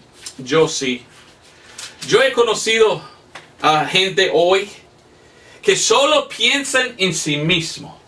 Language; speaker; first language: Spanish; non-native, fluent; English